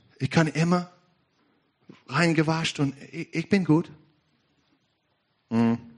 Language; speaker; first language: German; non-native, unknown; English